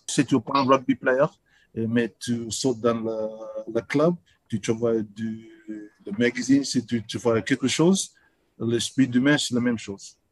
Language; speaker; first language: French; non-native, learner; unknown